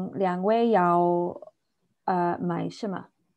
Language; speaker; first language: Chinese; non-native, learner; English